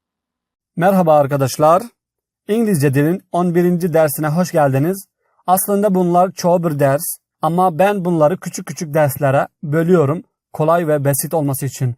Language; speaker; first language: Turkish; non-native, fluent; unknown